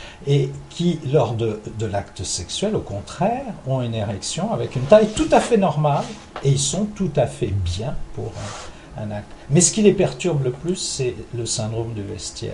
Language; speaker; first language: French; native; French